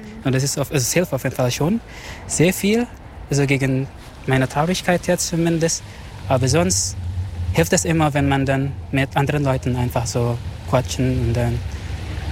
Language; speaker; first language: German; non-native, fluent; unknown